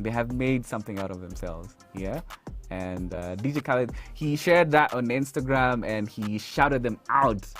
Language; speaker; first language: English; non-native, local second language; Swahili